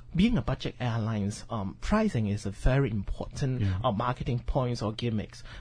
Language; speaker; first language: English; non-native, local second language; Cantonese